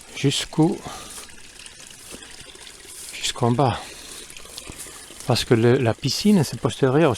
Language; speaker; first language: French; non-native, fluent; Spanish